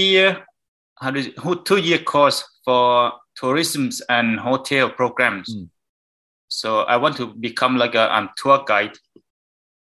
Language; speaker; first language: English; non-native, learner; Thai